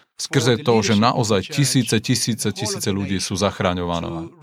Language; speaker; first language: Slovak; non-native, fluent; Spanish